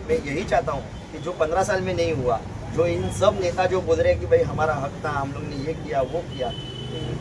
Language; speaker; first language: Hindi; non-native, local second language; Marathi